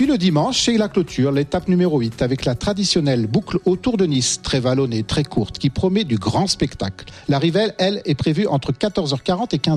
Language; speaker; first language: French; native; French